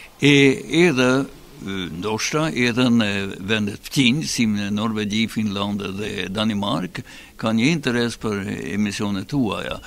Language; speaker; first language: Albanian; non-native, fluent; Swedish